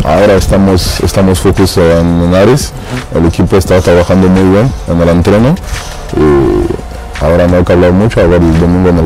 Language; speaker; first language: Spanish; non-native, learner; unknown